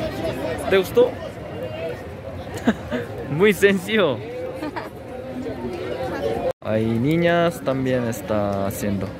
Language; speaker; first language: Spanish; non-native, learner; Korean